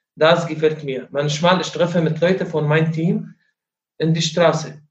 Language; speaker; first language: German; non-native, fluent; Arabic